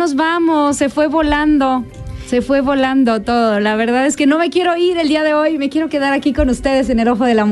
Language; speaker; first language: Spanish; native; Spanish